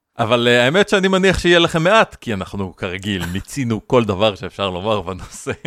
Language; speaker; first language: Hebrew; native; Hebrew